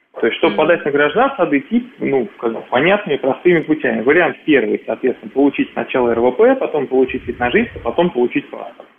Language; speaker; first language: Russian; native; Russian